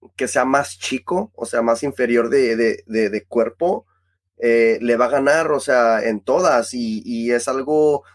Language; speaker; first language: Spanish; early bilingual, heritage; Spanish